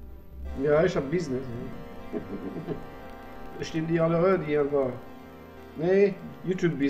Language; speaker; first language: German; non-native, learner; French